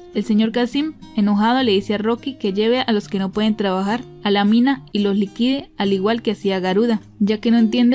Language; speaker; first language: Spanish; native; Spanish